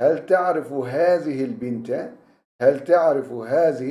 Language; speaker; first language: Arabic; non-native, fluent; Turkish